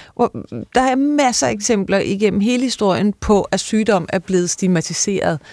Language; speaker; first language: Danish; native; Danish